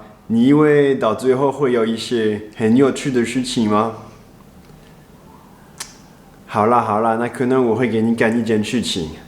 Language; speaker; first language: Chinese; non-native, fluent; French